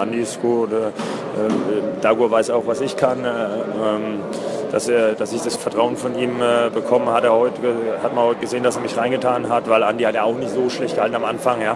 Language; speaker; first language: German; native; German